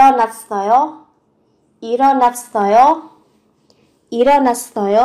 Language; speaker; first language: Korean; non-native, fluent; Vietnamese